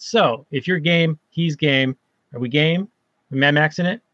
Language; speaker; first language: English; native; English